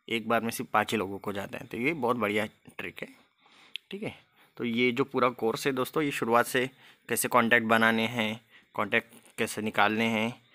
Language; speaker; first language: Hindi; non-native, local second language; Marathi